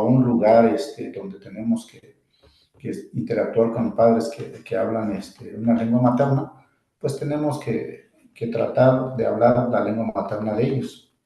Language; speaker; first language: Spanish; non-native, local second language; Zapotec